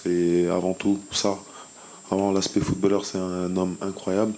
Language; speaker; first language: French; early bilingual, other home language; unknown